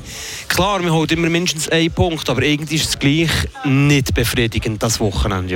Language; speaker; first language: German; native; German